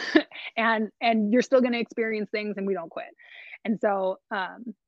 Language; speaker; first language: English; native; English